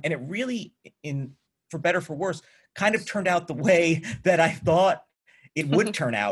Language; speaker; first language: English; native; English